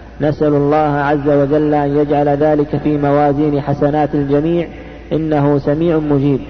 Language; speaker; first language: Arabic; native; Arabic